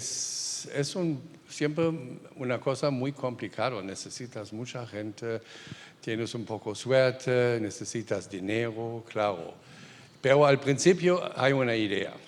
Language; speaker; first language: Spanish; non-native, fluent; German